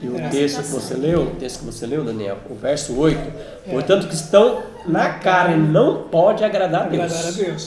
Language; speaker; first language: Portuguese; native; Portuguese